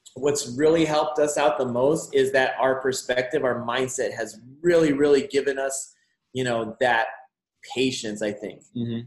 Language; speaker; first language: English; native; English